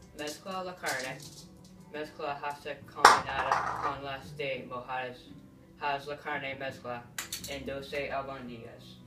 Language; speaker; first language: Spanish; non-native, learner; English